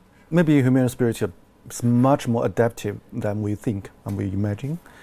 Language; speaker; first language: English; non-native, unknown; Chinese